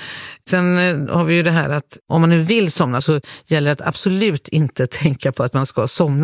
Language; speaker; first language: Swedish; native; Swedish